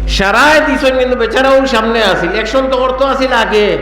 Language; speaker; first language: Bangla; native; Bangla